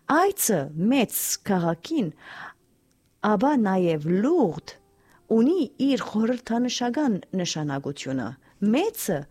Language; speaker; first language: Armenian; early bilingual, heritage; Armenian